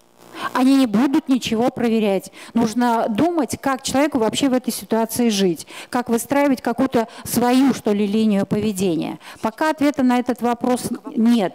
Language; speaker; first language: Russian; native; Russian